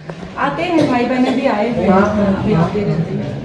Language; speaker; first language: Hindi; native; Hindi